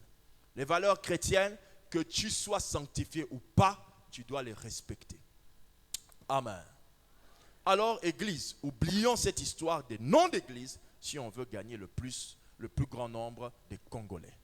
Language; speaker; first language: French; non-native, local second language; Lingala